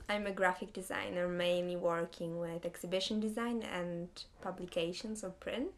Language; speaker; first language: English; non-native, fluent; Polish